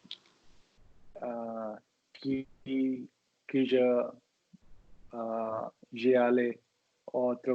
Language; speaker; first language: French; non-native, learner; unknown